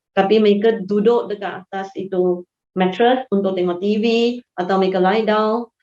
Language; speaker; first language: Malay; non-native, local second language; Chinese